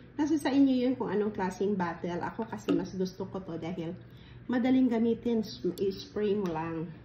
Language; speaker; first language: Filipino; non-native, local second language; Cebuano